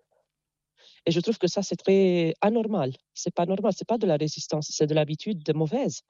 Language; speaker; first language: French; non-native, local second language; Arabic